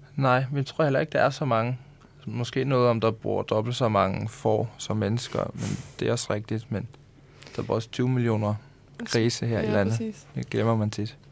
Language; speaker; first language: Danish; non-native, local second language; Faroese